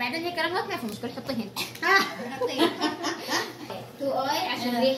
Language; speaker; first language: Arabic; non-native, learner; Filipino